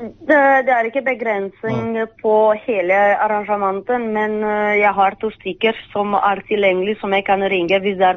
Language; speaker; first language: Norwegian; non-native, fluent; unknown